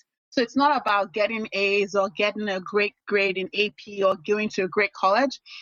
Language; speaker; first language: English; non-native, local second language; Yoruba